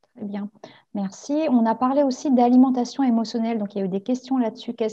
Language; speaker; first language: French; native; French